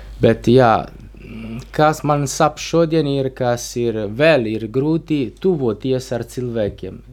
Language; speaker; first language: Latvian; non-native, learner; Italian